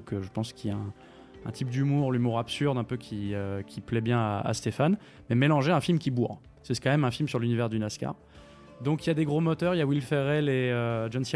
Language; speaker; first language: French; native; French